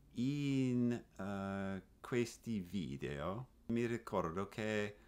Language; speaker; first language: Italian; non-native, learner; English